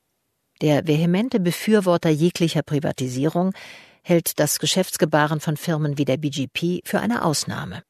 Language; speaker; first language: German; native; German